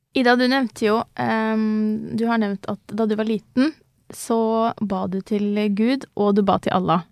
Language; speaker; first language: Norwegian; early bilingual, other home language; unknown